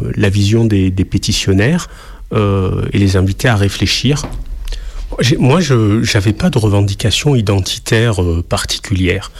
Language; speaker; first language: French; native; French